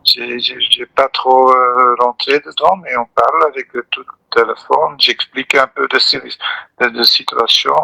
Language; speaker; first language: French; non-native, local second language; Dutch